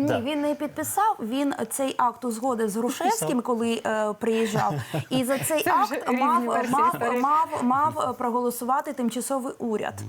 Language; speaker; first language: Ukrainian; native; Ukrainian